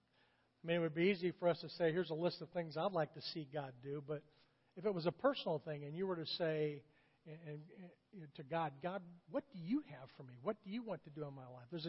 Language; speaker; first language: English; native; English